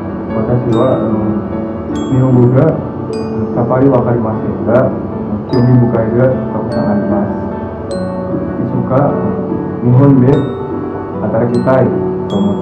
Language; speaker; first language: Japanese; non-native, learner; Indonesian